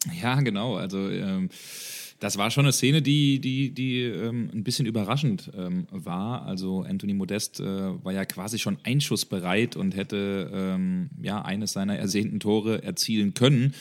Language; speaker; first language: German; native; German